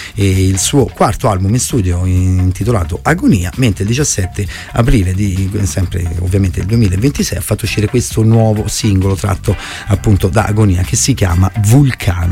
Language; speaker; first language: Italian; native; Italian